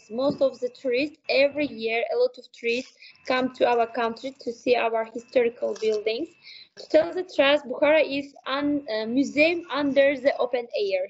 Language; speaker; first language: English; non-native, learner; Uzbek